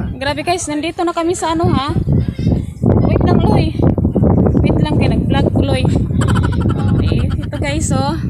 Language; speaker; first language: Filipino; native; Filipino